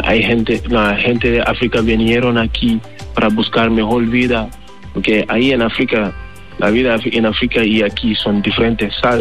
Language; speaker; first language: Spanish; non-native, learner; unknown